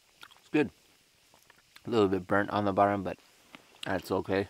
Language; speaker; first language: English; native; English